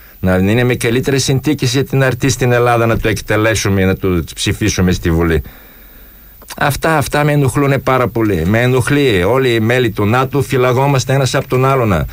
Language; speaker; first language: Greek; non-native, fluent; Polish